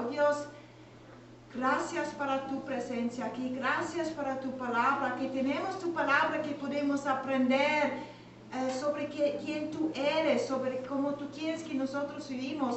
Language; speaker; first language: Spanish; non-native, learner; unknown